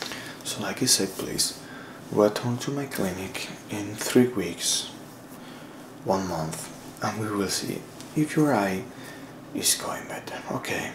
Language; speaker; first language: English; non-native, learner; Spanish